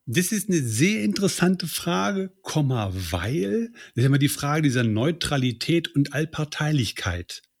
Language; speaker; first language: German; native; German